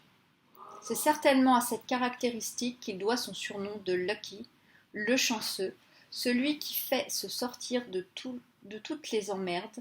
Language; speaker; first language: French; native; French